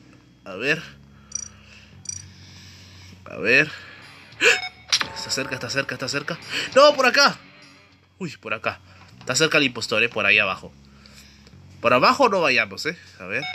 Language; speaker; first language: Spanish; native; Spanish